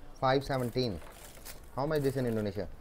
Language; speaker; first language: English; non-native, learner; Hindi